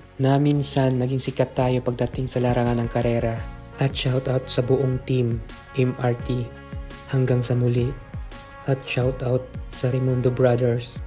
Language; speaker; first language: Filipino; non-native, local second language; Hiligaynon